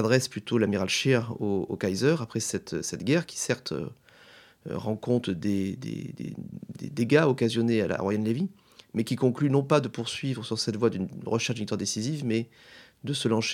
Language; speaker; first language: French; native; French